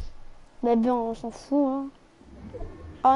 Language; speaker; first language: French; native; French